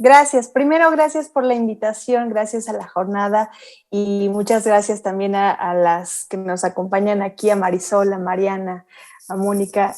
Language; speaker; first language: Spanish; native; Spanish